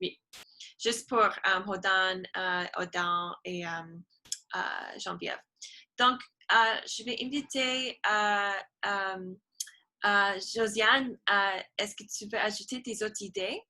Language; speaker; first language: French; non-native, learner; English